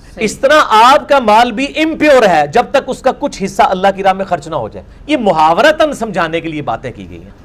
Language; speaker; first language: Urdu; non-native, local second language; Punjabi